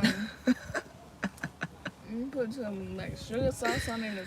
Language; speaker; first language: English; native; English